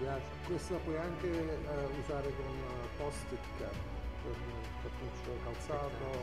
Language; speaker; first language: Italian; native; Italian